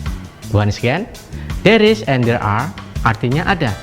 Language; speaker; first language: English; non-native, fluent; Indonesian